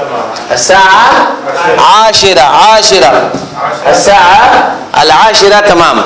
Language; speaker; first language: Arabic; non-native, fluent; Urdu